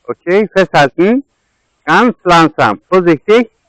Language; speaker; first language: German; non-native, learner; Turkish